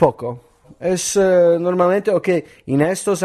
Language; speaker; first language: Spanish; non-native, learner; Polish